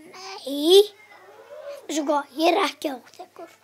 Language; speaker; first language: Icelandic; non-native, learner; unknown